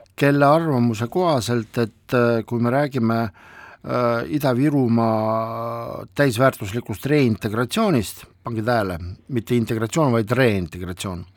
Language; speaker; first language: Estonian; non-native, local second language; Russian